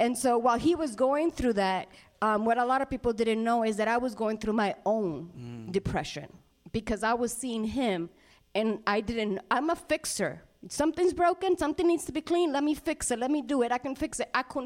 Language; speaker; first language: English; non-native, fluent; Spanish